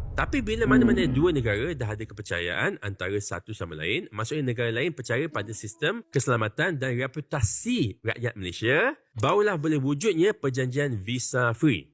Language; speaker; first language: Malay; native; Malay